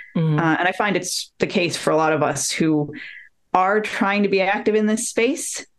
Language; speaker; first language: English; native; English